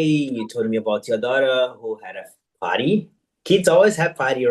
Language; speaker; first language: English; non-native, fluent; Portuguese